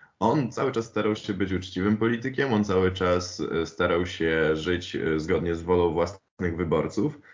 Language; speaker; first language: Polish; native; Polish